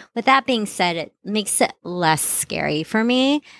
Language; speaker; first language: English; non-native, local second language; Filipino